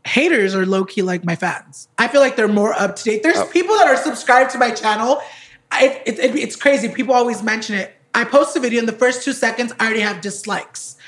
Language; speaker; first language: English; early bilingual, other home language; Spanish